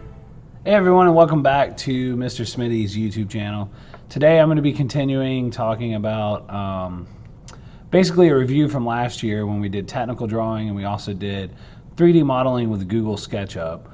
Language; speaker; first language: English; native; English